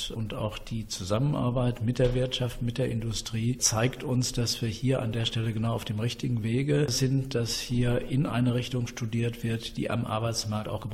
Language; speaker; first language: German; native; German